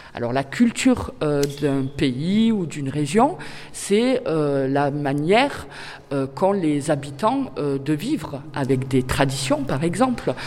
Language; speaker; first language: French; native; French